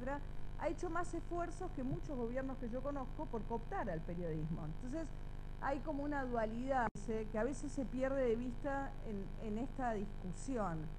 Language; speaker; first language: Spanish; native; Spanish